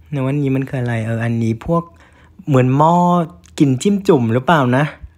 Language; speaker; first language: Thai; non-native, fluent; Vietnamese